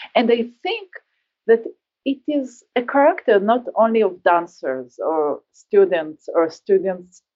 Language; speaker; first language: English; non-native, learner; Hebrew